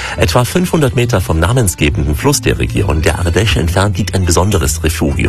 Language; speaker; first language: German; native; German